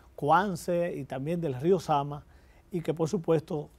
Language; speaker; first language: Spanish; native; Spanish